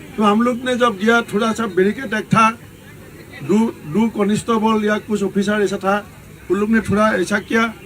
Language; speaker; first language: Hindi; non-native, local second language; Assamese